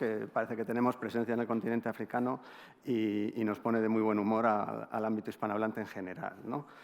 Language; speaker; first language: Spanish; native; Spanish